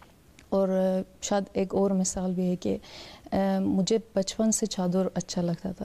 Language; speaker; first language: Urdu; non-native, fluent; Persian